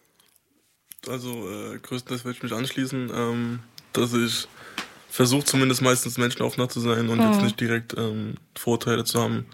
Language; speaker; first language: German; native; German